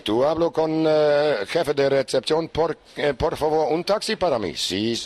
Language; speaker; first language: Spanish; non-native, learner; German